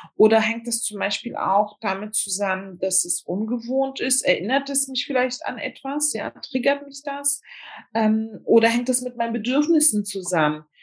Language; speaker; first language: German; early bilingual, other home language; Turkish